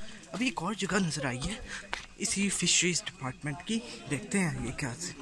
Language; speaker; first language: English; non-native, local second language; Urdu